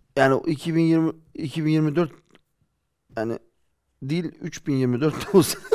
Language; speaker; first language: Turkish; early bilingual, heritage; Turkish